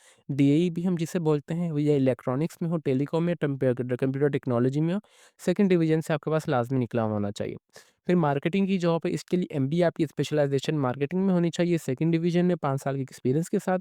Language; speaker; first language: Hindi; non-native, local second language; Punjabi